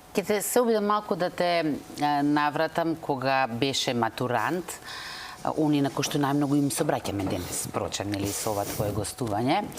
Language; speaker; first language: Macedonian; native; Macedonian